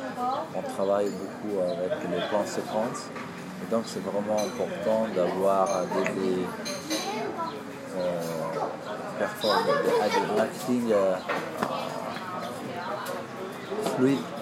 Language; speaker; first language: French; non-native, fluent; Italian